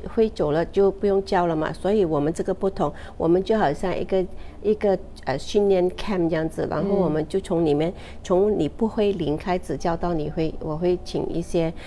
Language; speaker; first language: Chinese; native; Chinese